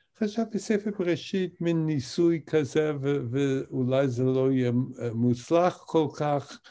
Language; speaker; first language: Hebrew; non-native, fluent; English